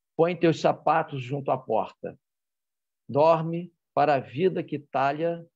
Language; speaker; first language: Portuguese; native; Portuguese